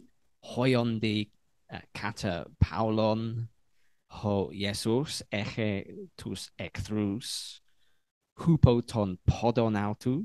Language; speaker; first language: Greek; non-native, learner; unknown